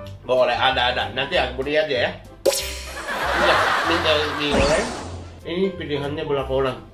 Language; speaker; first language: Indonesian; non-native, fluent; Japanese